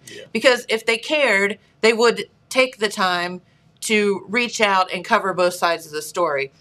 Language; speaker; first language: English; native; English